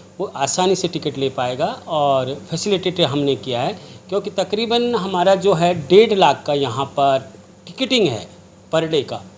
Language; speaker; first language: Hindi; native; Hindi